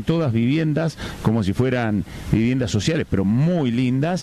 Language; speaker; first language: Spanish; native; Spanish